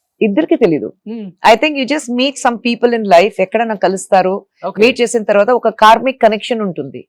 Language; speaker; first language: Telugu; non-native, fluent; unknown